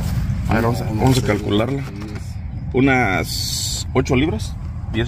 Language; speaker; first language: Spanish; native; Spanish